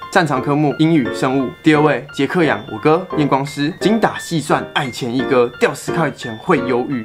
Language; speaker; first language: Chinese; native; Chinese